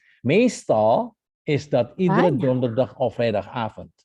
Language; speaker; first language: Dutch; non-native, fluent; Indonesian